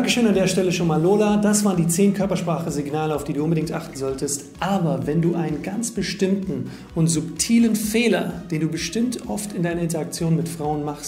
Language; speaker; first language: German; native; German